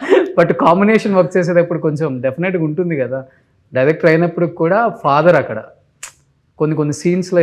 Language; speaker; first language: Telugu; native; Telugu